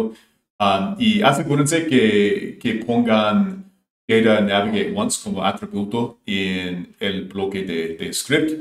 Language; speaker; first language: Spanish; non-native, fluent; English